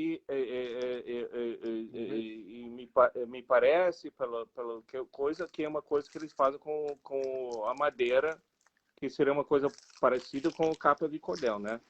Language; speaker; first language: Portuguese; non-native, fluent; English